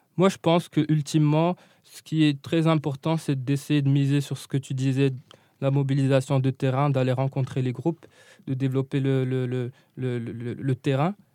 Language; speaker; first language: French; non-native, local second language; Arabic